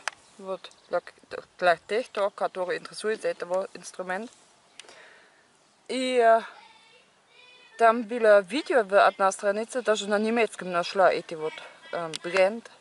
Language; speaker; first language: Russian; non-native, learner; German